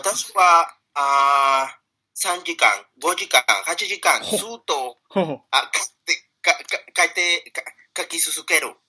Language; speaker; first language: Japanese; non-native, learner; Spanish